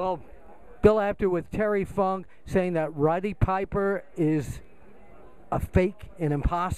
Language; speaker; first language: English; native; English